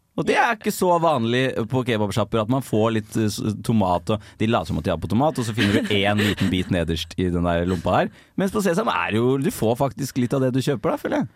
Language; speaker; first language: Norwegian; native; Norwegian